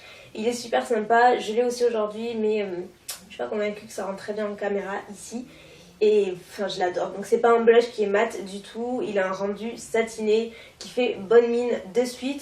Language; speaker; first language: French; native; French